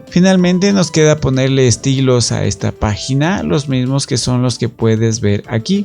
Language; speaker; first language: Spanish; native; Spanish